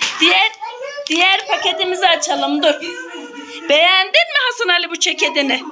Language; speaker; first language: Turkish; native; Turkish